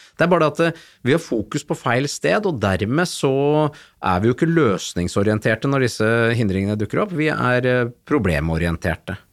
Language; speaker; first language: Norwegian; native; Norwegian